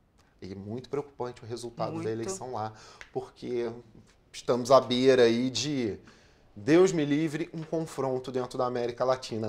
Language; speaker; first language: Portuguese; native; Portuguese